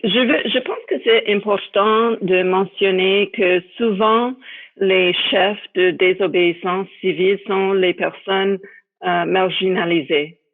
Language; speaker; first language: French; non-native, fluent; English